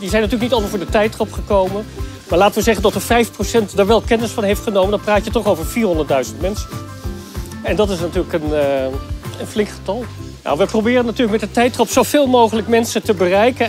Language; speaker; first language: Dutch; native; Dutch